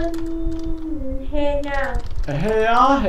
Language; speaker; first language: Korean; non-native, learner; Vietnamese